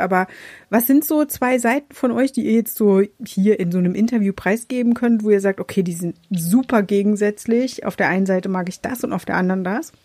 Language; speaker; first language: German; native; German